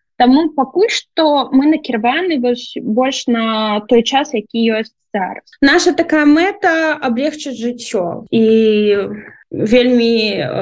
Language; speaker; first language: Belarusian; native; Belarusian